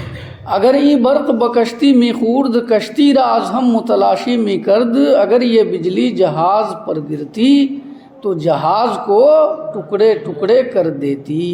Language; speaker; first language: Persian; non-native, fluent; Urdu